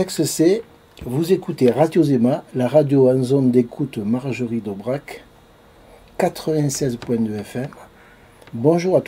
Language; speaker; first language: French; native; French